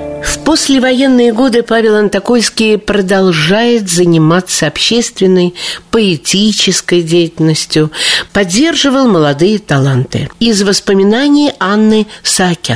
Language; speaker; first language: Russian; native; Russian